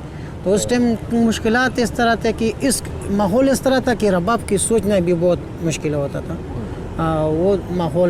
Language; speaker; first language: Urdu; non-native, local second language; Pashto